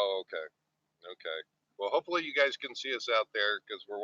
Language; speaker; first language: English; native; English